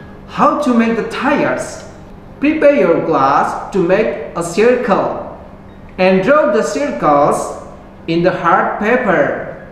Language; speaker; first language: English; non-native, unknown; Indonesian